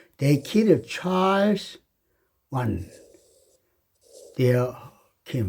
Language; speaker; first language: English; non-native, fluent; Korean